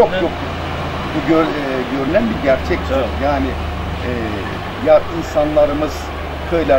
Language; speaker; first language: Turkish; native; Turkish